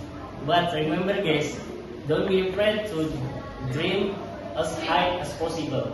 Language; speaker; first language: English; non-native, learner; Indonesian